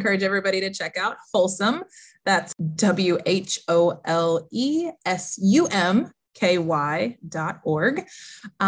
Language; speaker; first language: English; native; English